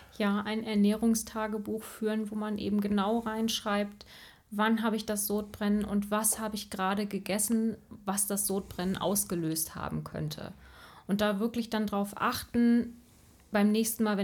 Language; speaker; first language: German; native; German